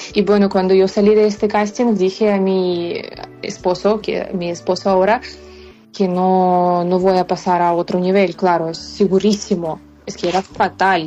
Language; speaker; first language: Spanish; non-native, fluent; Ukrainian